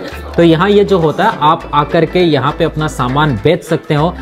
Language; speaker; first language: Hindi; native; Hindi